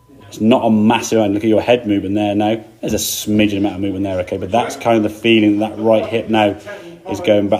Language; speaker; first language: English; native; English